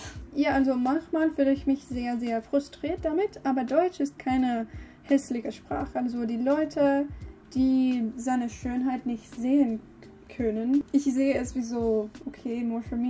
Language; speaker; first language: German; non-native, learner; English